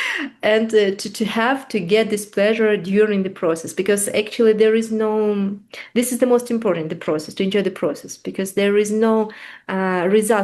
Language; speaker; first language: English; non-native, fluent; Russian